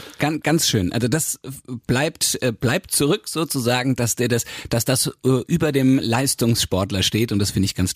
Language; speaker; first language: German; native; German